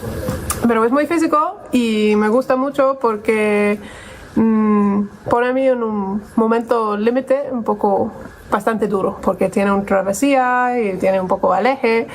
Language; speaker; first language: Spanish; non-native, learner; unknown